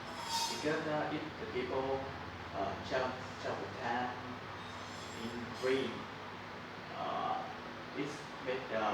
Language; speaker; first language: English; non-native, learner; Vietnamese